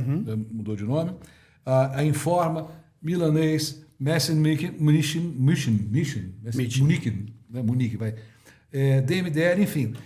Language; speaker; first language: Portuguese; native; Portuguese